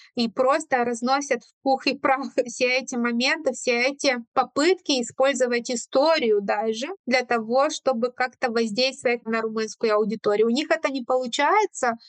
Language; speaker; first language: Russian; non-native, fluent; Romanian